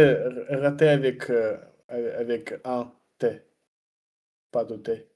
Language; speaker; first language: French; non-native, learner; Russian